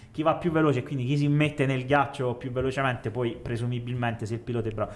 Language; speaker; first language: Italian; native; Italian